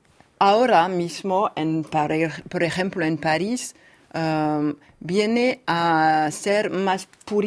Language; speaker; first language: Spanish; non-native, fluent; French